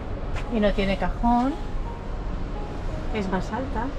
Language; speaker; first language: Spanish; native; Spanish